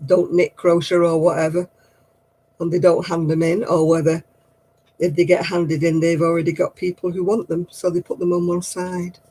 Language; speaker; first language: English; native; English